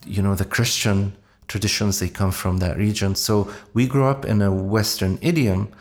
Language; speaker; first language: English; non-native, fluent; Arabic